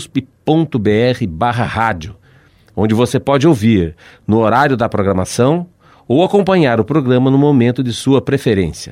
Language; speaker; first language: Portuguese; native; Portuguese